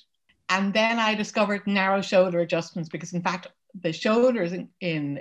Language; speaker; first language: English; native; English